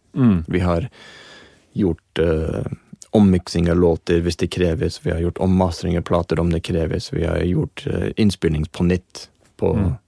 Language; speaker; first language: Norwegian; non-native, fluent; English